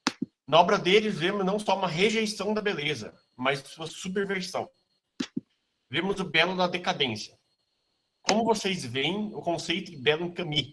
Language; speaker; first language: Portuguese; native; Portuguese